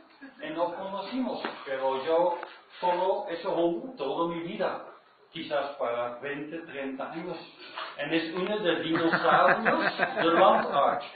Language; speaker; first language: Spanish; non-native, learner; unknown